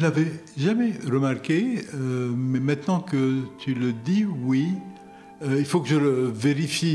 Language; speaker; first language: French; non-native, local second language; Arabic